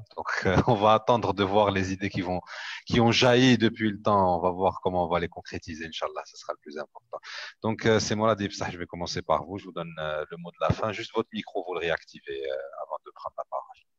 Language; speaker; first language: French; non-native, local second language; Arabic